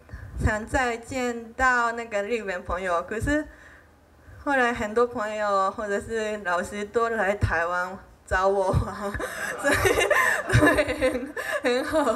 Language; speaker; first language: Chinese; non-native, fluent; Japanese